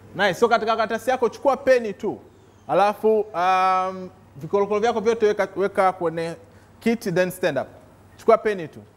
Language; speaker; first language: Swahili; native; Swahili